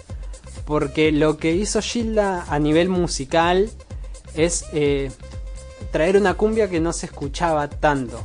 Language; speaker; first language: Spanish; native; Spanish